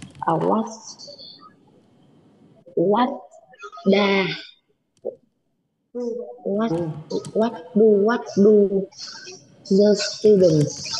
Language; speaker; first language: English; non-native, learner; Vietnamese